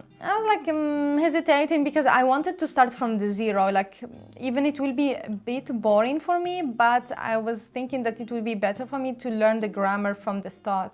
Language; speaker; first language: English; non-native, local second language; Arabic